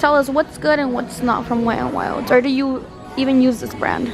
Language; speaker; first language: English; early bilingual, other home language; Spanish